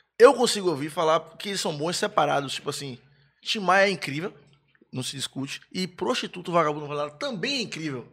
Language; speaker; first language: Portuguese; native; Portuguese